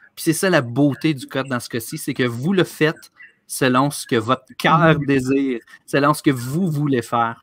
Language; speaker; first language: French; native; French